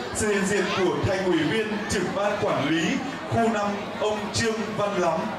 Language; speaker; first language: Vietnamese; native; Vietnamese